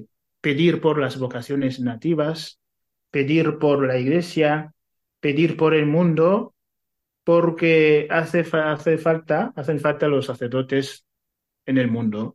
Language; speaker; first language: Spanish; non-native, fluent; Kinyarwanda